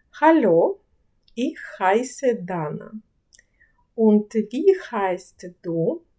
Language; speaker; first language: German; non-native, fluent; Ukrainian